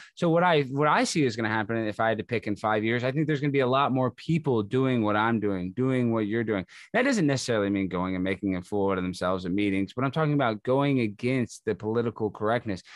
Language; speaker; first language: English; native; English